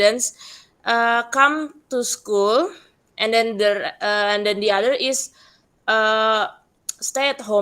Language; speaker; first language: English; non-native, learner; Indonesian